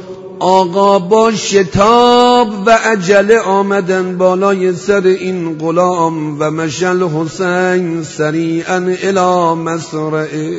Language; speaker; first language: Persian; native; Persian